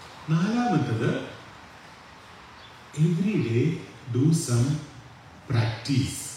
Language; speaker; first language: English; non-native, local second language; Malayalam